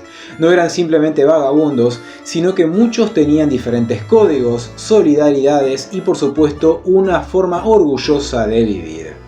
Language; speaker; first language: Spanish; native; Spanish